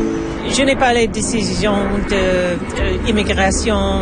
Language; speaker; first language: French; non-native, learner; English